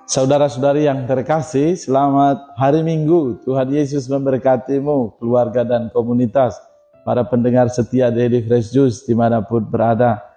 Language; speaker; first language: Indonesian; native; Indonesian